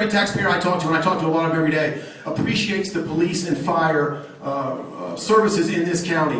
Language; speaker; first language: English; native; English